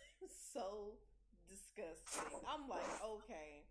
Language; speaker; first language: English; native; English